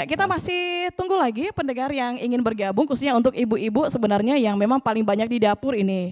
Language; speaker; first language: Indonesian; native; Indonesian